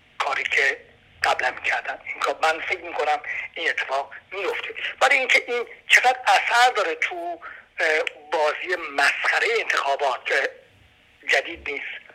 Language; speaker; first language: Persian; native; Persian